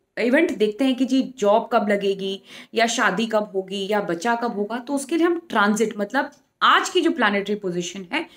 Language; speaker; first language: Hindi; native; Hindi